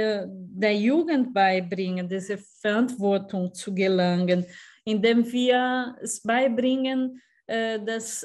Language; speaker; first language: German; non-native, fluent; Portuguese